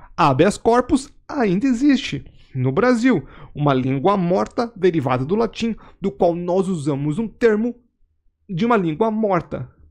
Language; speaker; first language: Portuguese; native; Portuguese